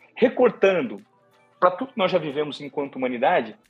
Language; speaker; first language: Portuguese; native; Portuguese